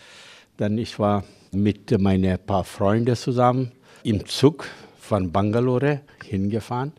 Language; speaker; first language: German; non-native, learner; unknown